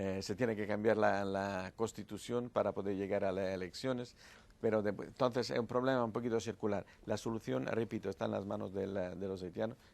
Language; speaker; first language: Spanish; non-native, fluent; Italian